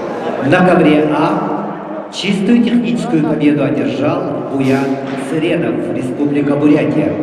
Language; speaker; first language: Russian; native; Russian